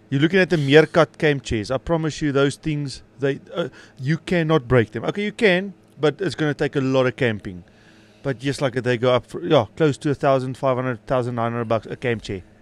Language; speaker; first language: English; non-native, local second language; Afrikaans